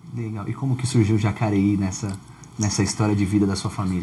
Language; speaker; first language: Portuguese; native; Portuguese